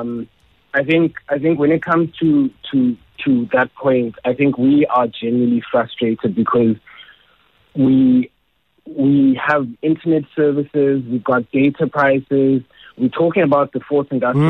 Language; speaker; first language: English; non-native, local second language; Xhosa